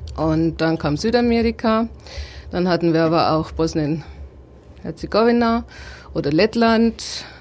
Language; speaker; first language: German; native; German